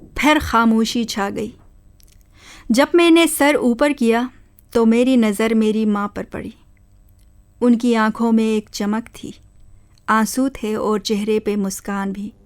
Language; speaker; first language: Urdu; non-native, local second language; Khowar